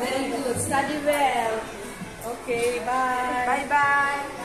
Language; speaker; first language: English; non-native, learner; Indonesian